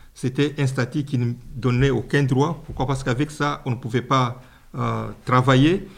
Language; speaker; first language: French; non-native, local second language; Luba-Lulua